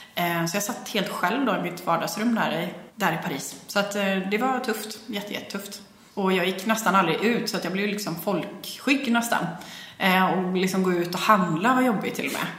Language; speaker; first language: Swedish; native; Swedish